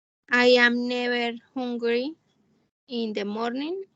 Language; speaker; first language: English; non-native, learner; Spanish